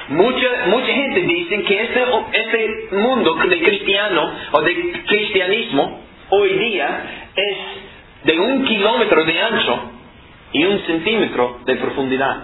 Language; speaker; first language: Spanish; non-native, fluent; English